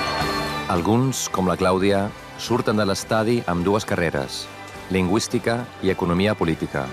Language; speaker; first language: Catalan; non-native, fluent; Icelandic